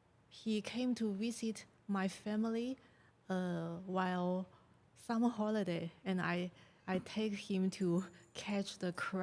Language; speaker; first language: English; non-native, learner; Chinese